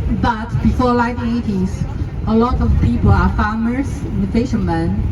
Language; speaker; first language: English; non-native, learner; Chinese